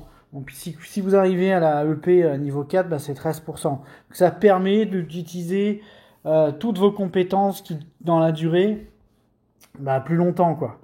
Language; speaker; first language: French; native; French